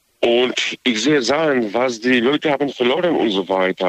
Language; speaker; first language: German; non-native, learner; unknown